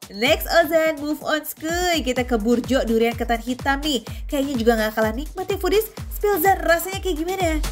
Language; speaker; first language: Indonesian; native; Indonesian